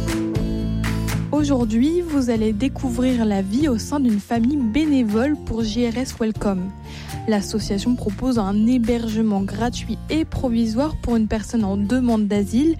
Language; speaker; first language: French; native; French